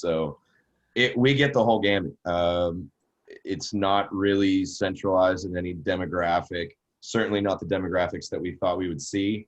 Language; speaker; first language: English; native; English